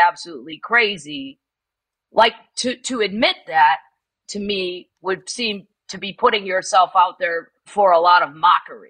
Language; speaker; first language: English; native; English